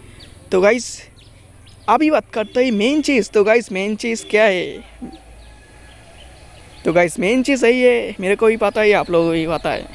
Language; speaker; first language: Hindi; non-native, local second language; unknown